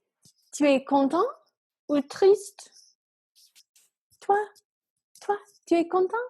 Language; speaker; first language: French; non-native, fluent; English